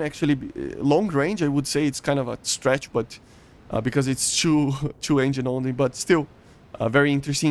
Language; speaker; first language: English; non-native, fluent; Portuguese